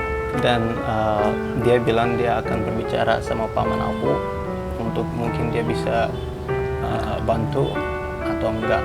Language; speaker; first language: Indonesian; non-native, fluent; Hausa